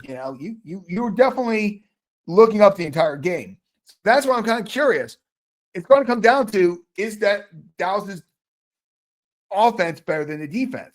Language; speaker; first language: English; native; English